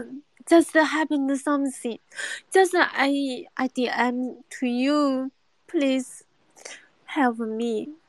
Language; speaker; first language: English; non-native, learner; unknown